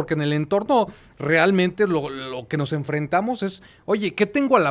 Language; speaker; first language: Spanish; native; Spanish